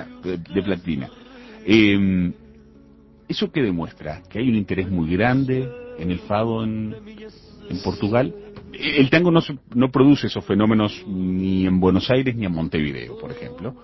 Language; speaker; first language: Spanish; native; Spanish